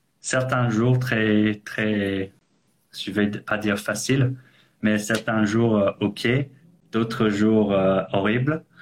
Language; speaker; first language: French; non-native, fluent; English